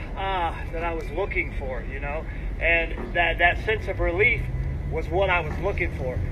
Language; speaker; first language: English; native; English